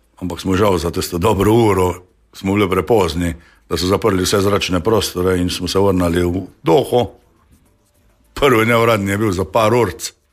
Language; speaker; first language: Slovenian; native; Slovenian